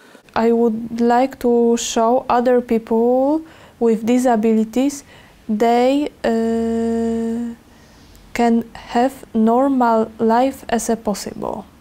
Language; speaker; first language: English; non-native, learner; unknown